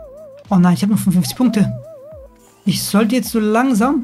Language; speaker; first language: German; native; German